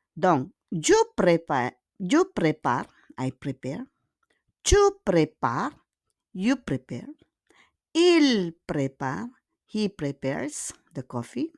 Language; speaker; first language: French; non-native, fluent; Filipino